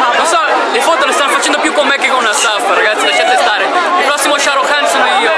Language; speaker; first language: Italian; early bilingual, other home language; Urdu